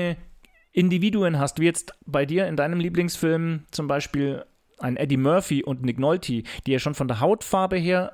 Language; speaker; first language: German; native; German